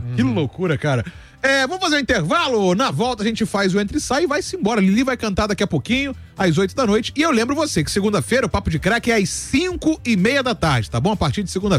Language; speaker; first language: Portuguese; native; Portuguese